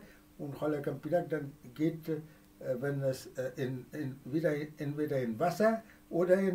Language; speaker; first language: German; non-native, fluent; Persian